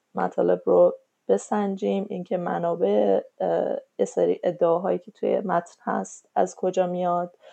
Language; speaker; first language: Persian; native; Persian